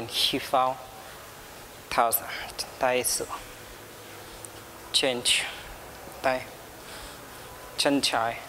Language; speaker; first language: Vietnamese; non-native, learner; Hindi